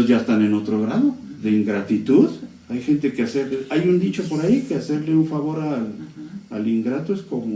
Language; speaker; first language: Spanish; native; Spanish